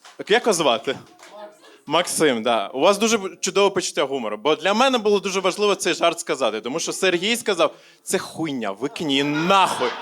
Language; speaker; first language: Ukrainian; non-native, local second language; Russian